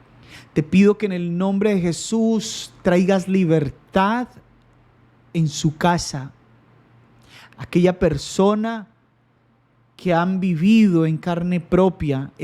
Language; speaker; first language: Spanish; native; Spanish